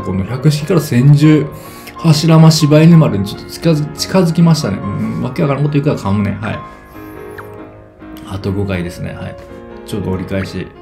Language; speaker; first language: Japanese; native; Japanese